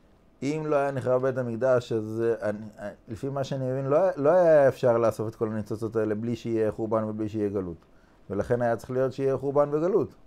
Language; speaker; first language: Hebrew; non-native, fluent; English